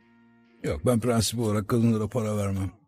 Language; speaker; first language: Turkish; native; Turkish